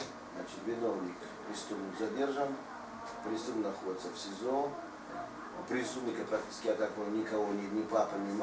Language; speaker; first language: Russian; native; Russian